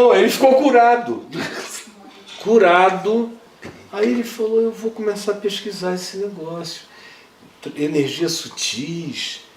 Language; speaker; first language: Portuguese; native; Portuguese